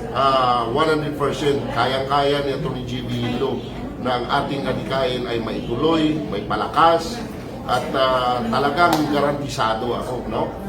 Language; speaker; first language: Filipino; native; Filipino